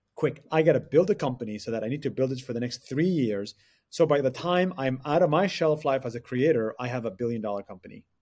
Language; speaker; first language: English; non-native, fluent; Arabic